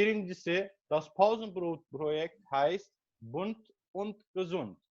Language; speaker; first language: German; non-native, fluent; Turkish